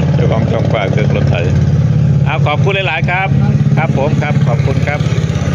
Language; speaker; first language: Thai; non-native, local second language; Northeastern Thai